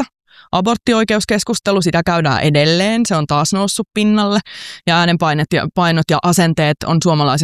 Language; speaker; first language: Finnish; native; Finnish